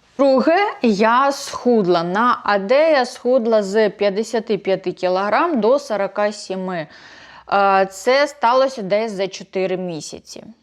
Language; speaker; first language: Ukrainian; non-native, local second language; Russian